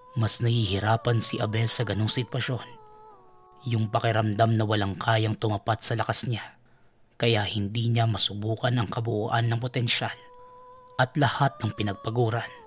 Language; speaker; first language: Filipino; native; Filipino